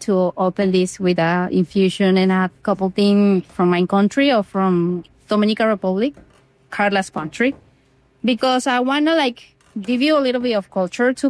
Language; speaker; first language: English; non-native, learner; Spanish